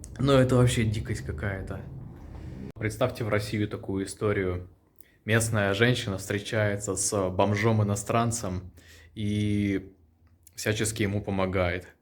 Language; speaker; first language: Russian; native; Russian